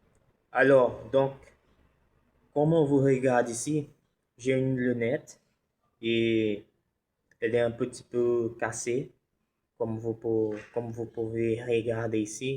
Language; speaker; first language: French; non-native, learner; Portuguese